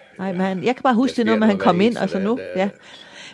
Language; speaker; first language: Danish; native; Danish